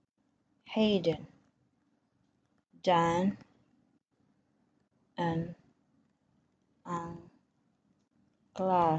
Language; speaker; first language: Dutch; non-native, fluent; Indonesian